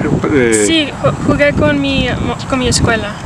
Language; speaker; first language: Spanish; early bilingual, heritage; Spanish